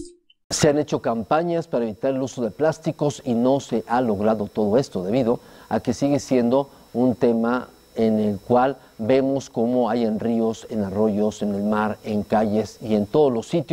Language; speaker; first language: Spanish; native; Spanish